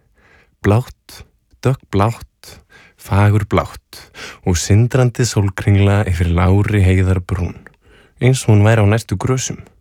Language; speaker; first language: Icelandic; native; Icelandic